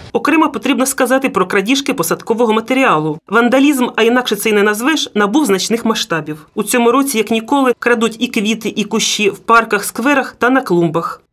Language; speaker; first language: Ukrainian; native; Ukrainian